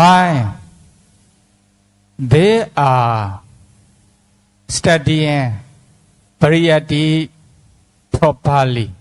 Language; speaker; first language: English; non-native, fluent; Burmese